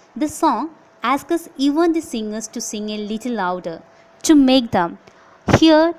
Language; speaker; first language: English; non-native, local second language; Malayalam